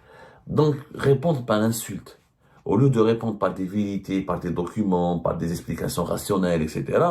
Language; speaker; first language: French; non-native, local second language; Arabic